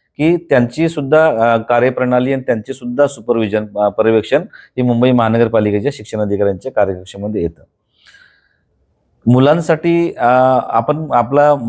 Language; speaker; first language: Marathi; non-native, local second language; Bhili